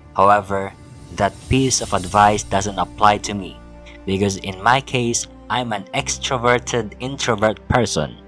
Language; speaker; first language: English; non-native, local second language; Filipino